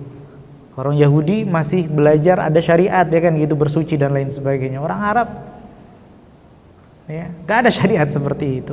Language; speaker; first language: Indonesian; native; Indonesian